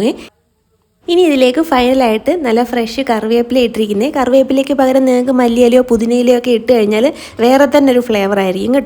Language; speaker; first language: Malayalam; native; Malayalam